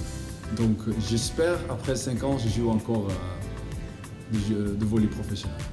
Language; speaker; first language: French; non-native, learner; Dutch